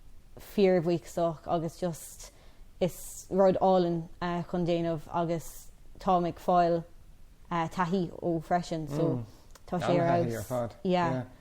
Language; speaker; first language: Irish; non-native, local second language; English